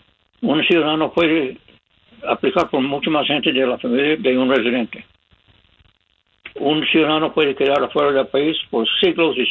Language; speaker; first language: Spanish; non-native, fluent; English